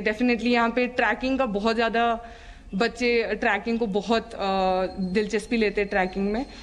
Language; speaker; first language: Hindi; native; Hindi